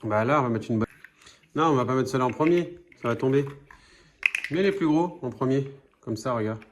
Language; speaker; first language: French; native; French